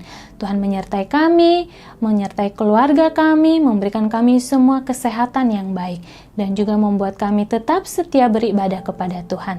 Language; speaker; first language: Indonesian; native; Indonesian